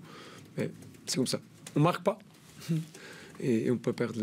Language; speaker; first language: French; non-native, learner; Portuguese